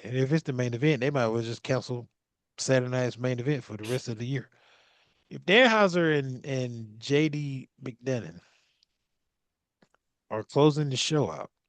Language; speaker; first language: English; native; English